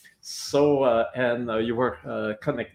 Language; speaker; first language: English; non-native, local second language; French